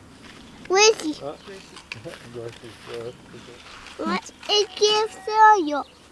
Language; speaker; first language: Dutch; early bilingual, heritage; Dutch